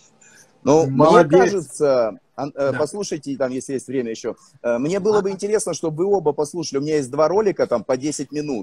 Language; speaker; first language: Russian; native; Russian